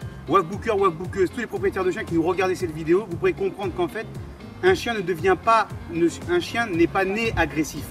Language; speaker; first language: French; native; French